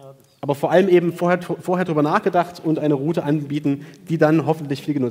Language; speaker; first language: German; native; German